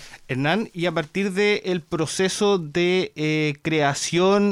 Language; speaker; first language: Spanish; native; Spanish